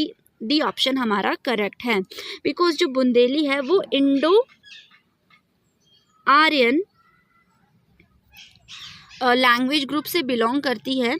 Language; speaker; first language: Hindi; native; Hindi